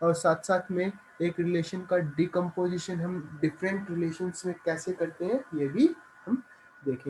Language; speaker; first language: Hindi; native; Hindi